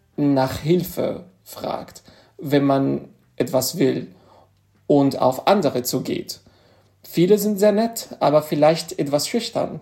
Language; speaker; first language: German; non-native, fluent; Arabic